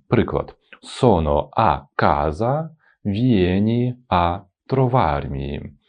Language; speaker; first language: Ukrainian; non-native, local second language; Russian